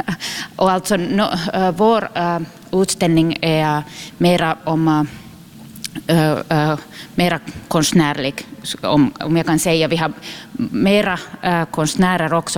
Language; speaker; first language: Swedish; non-native, local second language; Finnish